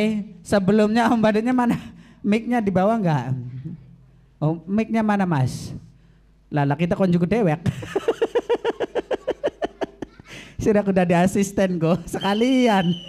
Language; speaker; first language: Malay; non-native, local second language; Javanese